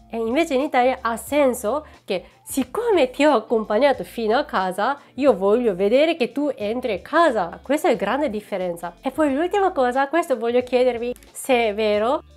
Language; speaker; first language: Italian; non-native, fluent; Japanese